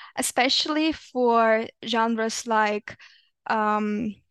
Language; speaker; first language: English; non-native, fluent; Ukrainian